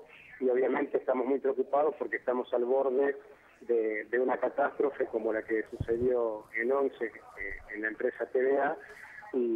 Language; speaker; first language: Spanish; native; Spanish